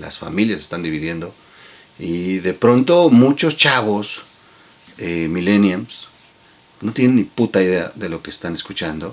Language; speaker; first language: Spanish; native; Spanish